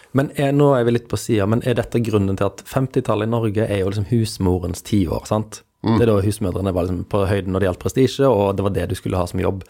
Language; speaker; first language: Norwegian; native; Norwegian